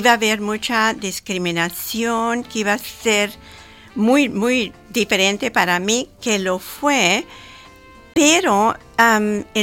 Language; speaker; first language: Spanish; early bilingual, heritage; Spanish